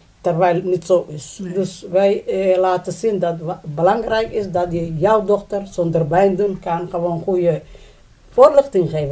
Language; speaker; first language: Dutch; non-native, learner; Somali